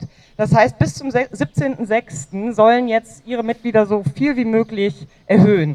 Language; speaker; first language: German; native; German